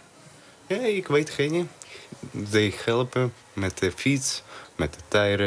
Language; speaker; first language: Dutch; non-native, learner; Ukrainian